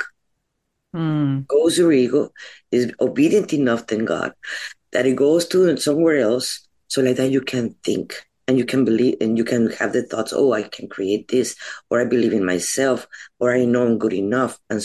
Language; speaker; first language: English; non-native, fluent; Spanish